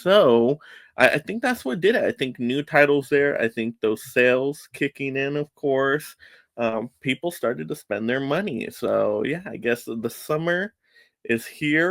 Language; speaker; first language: English; native; English